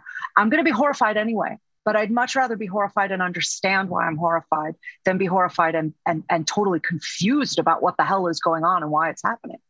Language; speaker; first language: English; native; English